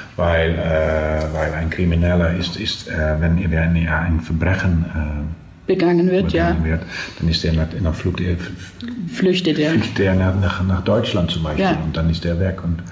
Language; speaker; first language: German; non-native, learner; Dutch